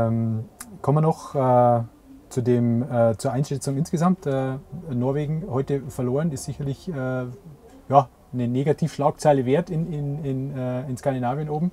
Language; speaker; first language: German; native; German